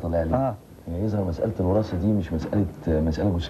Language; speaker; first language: Arabic; native; Arabic